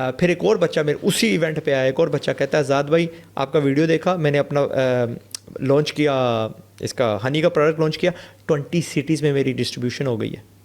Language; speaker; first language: Urdu; non-native, fluent; English